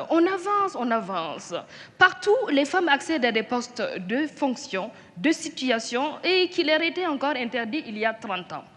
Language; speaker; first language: French; non-native, local second language; Mossi